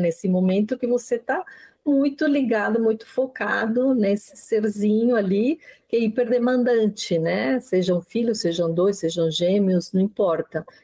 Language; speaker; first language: Portuguese; non-native, fluent; Spanish